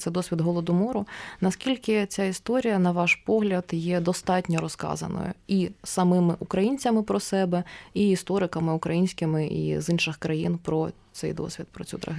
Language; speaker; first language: Ukrainian; native; Ukrainian